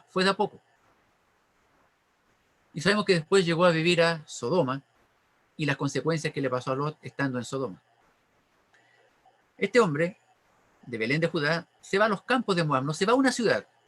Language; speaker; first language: Spanish; native; Spanish